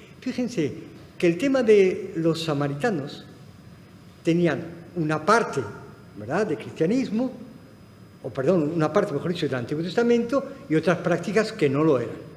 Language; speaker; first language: Spanish; non-native, fluent; Arabic